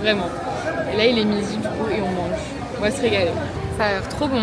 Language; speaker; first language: French; native; French